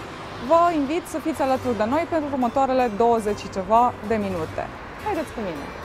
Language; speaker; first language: Romanian; native; Romanian